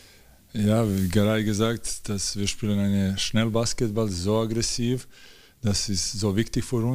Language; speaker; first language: German; non-native, learner; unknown